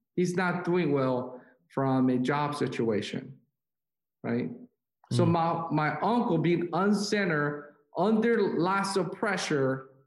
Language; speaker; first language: English; non-native, fluent; Korean